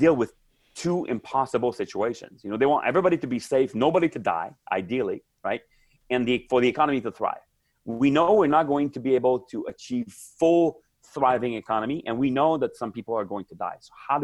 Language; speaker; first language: English; native; English